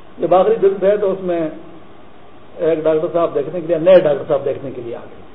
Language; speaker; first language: Urdu; non-native, local second language; Pashto